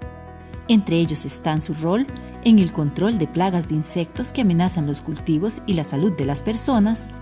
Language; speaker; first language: Spanish; native; Spanish